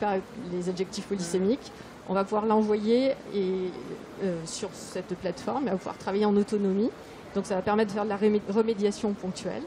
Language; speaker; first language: French; native; French